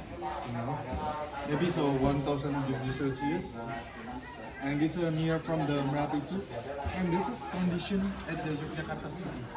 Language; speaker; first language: English; non-native, learner; Indonesian